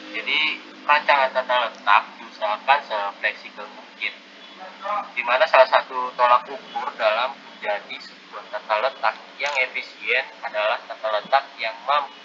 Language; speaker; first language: Indonesian; native; Indonesian